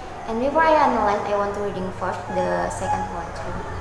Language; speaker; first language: English; non-native, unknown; Indonesian